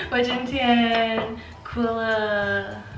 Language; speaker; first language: Chinese; non-native, learner; English